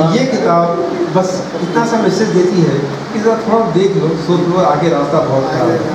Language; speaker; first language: Urdu; native; Urdu